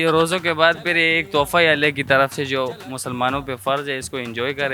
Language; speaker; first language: Hindi; non-native, local second language; Pashto